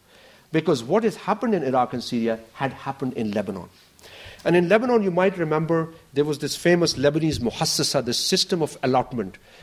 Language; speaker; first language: English; non-native, local second language; Urdu